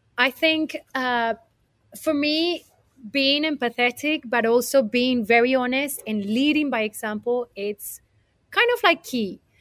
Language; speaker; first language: English; non-native, fluent; Spanish